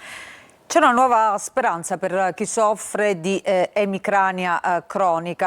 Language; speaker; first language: Italian; native; Italian